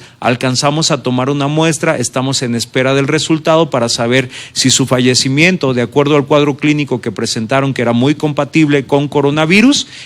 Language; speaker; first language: Spanish; native; Spanish